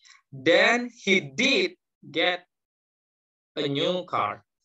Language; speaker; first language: English; non-native, fluent; Indonesian